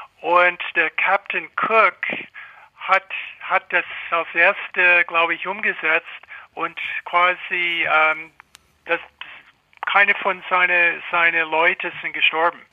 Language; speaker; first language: German; non-native, fluent; English